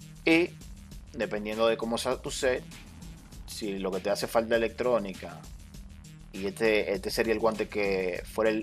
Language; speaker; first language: Spanish; native; Spanish